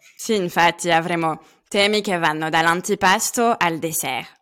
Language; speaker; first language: Italian; non-native, fluent; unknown